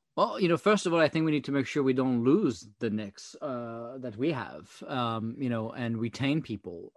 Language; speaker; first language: English; non-native, fluent; French